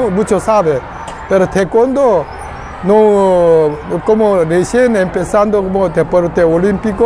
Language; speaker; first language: Spanish; non-native, learner; Korean